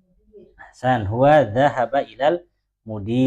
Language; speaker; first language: Arabic; non-native, fluent; Indonesian